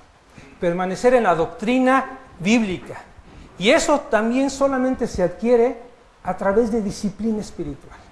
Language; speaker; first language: Spanish; native; Spanish